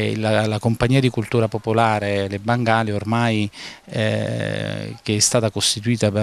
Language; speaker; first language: Italian; native; Italian